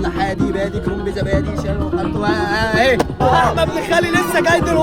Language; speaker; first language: Arabic; native; Arabic